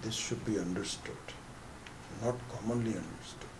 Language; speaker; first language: English; non-native, local second language; Hindi